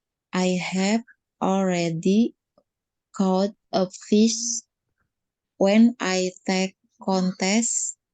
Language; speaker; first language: English; non-native, learner; Indonesian